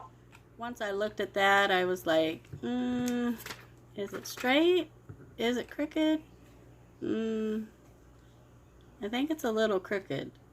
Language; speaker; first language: English; native; English